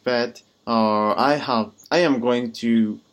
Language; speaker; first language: English; non-native, learner; Japanese